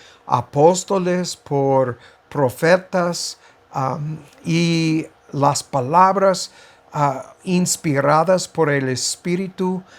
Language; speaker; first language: Spanish; non-native, fluent; English